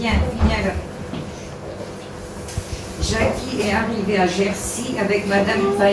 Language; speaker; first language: French; native; French